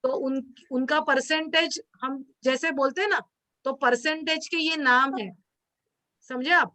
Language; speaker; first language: Hindi; non-native, local second language; Marathi